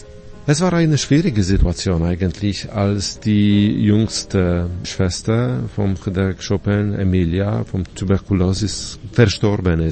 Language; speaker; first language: German; non-native, fluent; Polish